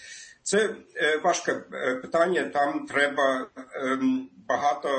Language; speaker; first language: Ukrainian; non-native, fluent; German